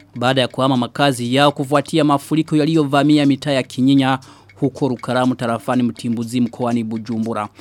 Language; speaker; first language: Swahili; non-native, local second language; Rundi